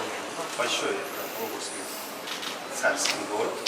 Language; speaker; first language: Russian; non-native, learner; Mongolian